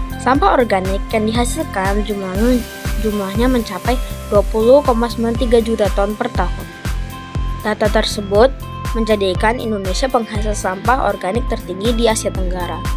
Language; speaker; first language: Indonesian; native; Indonesian